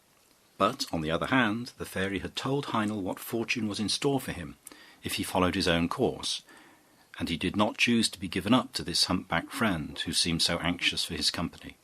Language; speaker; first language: English; native; English